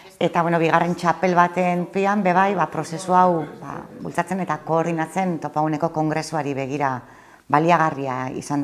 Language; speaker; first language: Basque; native; Basque